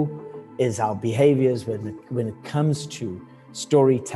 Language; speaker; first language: English; non-native, local second language; Zulu